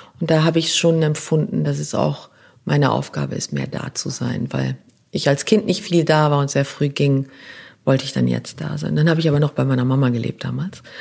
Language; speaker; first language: German; non-native, local second language; French